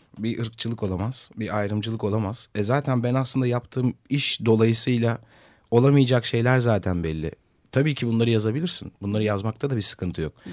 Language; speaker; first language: Turkish; native; Turkish